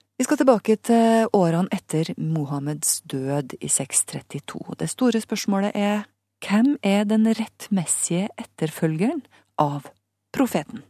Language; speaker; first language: Norwegian; native; Norwegian